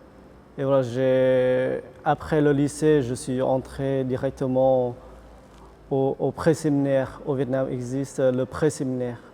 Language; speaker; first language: French; non-native, fluent; Vietnamese